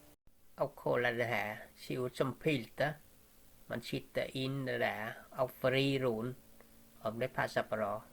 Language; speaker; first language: Swedish; non-native, learner; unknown